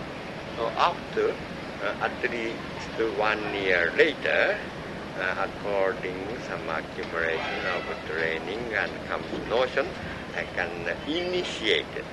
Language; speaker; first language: English; non-native, learner; Japanese